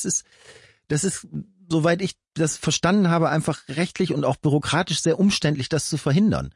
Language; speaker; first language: German; native; German